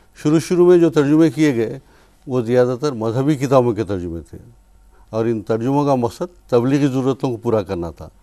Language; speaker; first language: Urdu; native; Urdu